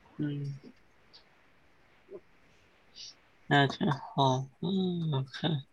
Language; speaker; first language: Chinese; early bilingual, heritage; Chinese